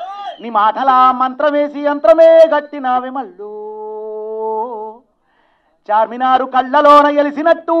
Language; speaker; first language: Telugu; native; Telugu